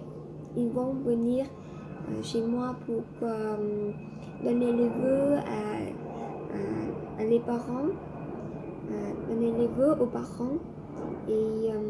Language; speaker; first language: French; non-native, learner; Vietnamese